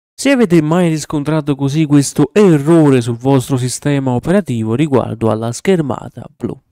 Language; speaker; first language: Italian; native; Italian